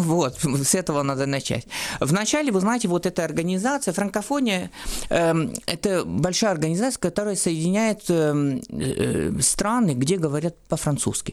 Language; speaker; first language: Russian; non-native, fluent; French